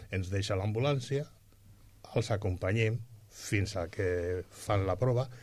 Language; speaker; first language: Catalan; non-native, local second language; Spanish